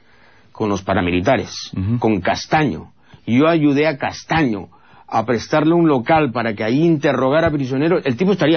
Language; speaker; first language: Spanish; native; Spanish